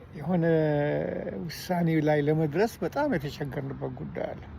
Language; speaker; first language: Amharic; non-native, fluent; Armenian